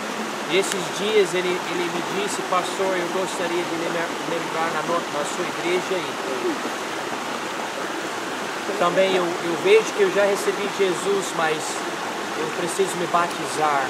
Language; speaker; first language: Portuguese; non-native, fluent; English